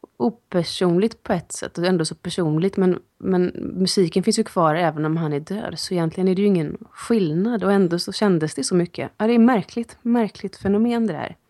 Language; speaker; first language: Swedish; native; Swedish